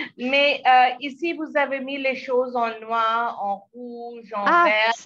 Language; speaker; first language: French; non-native, fluent; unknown